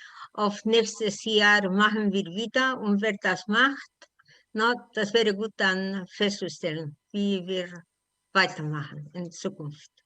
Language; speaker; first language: German; non-native, learner; Spanish